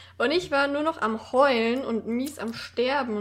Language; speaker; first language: German; native; German